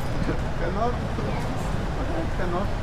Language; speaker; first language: English; non-native, fluent; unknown